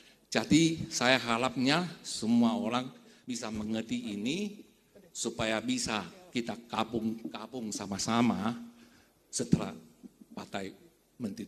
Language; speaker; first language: Indonesian; non-native, fluent; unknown